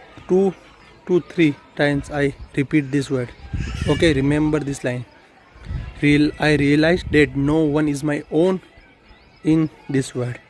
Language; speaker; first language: English; non-native, learner; Hindi